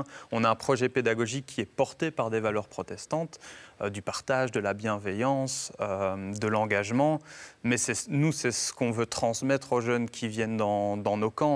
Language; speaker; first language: French; native; French